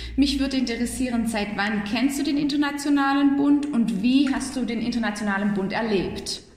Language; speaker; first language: German; native; German